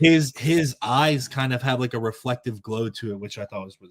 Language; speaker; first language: English; native; English